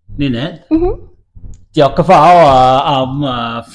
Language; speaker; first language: Welsh; non-native, learner; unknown